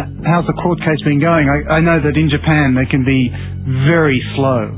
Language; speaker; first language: English; native; English